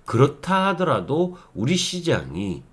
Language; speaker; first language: Korean; native; Korean